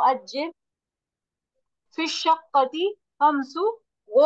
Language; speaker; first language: Arabic; non-native, learner; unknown